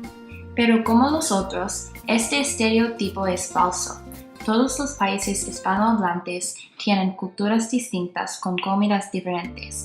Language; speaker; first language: Spanish; non-native, learner; English